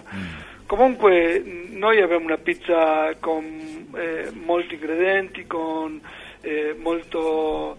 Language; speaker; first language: Italian; non-native, learner; Spanish